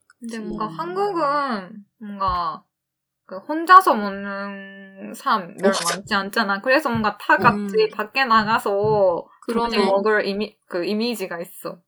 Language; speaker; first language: Korean; non-native, fluent; Japanese